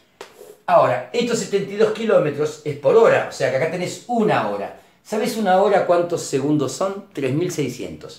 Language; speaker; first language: Spanish; native; Spanish